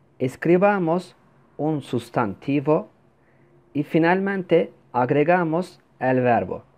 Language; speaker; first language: Spanish; non-native, fluent; Turkish